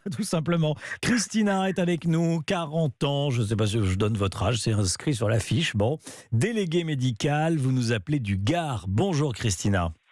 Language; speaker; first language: French; native; French